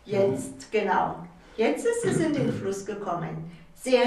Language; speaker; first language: German; native; German